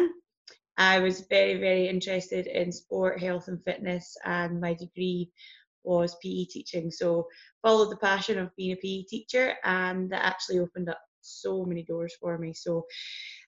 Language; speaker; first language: English; native; English